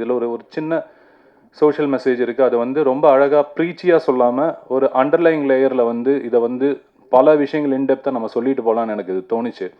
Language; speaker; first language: Tamil; native; Tamil